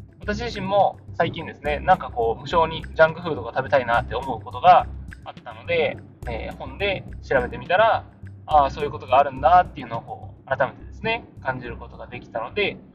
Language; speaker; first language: Japanese; native; Japanese